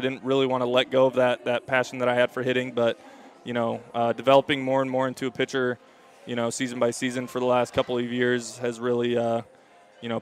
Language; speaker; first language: English; native; English